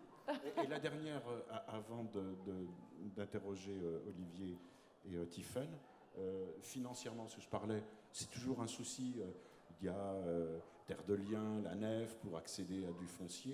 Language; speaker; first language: French; native; French